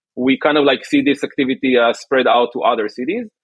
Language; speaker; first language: English; non-native, fluent; Hebrew